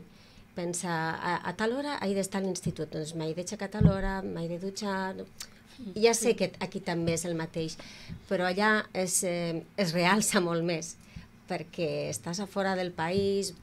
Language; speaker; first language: Catalan; native; Catalan